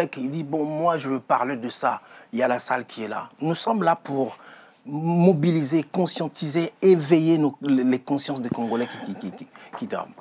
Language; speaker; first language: French; non-native, local second language; Lingala